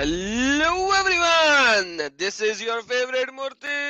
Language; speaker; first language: English; non-native, local second language; Urdu